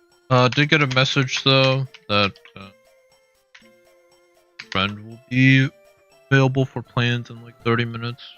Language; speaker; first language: English; native; English